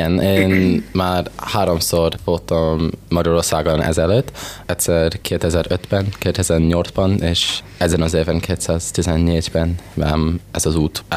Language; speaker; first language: Hungarian; early bilingual, heritage; English